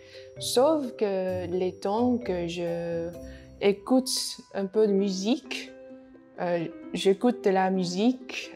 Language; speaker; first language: French; non-native, learner; Vietnamese